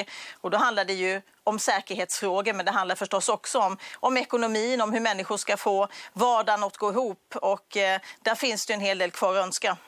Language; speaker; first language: Swedish; native; Swedish